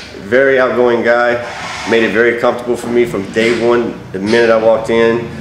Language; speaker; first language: English; native; English